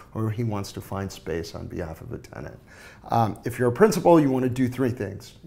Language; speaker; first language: English; native; English